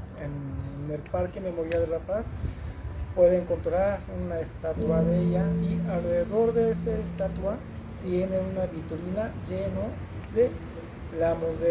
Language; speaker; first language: Spanish; non-native, learner; Japanese